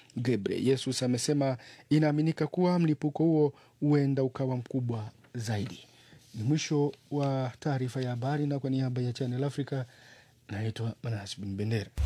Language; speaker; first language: Swahili; native; Swahili